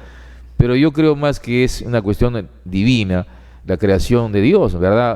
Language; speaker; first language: Spanish; native; Spanish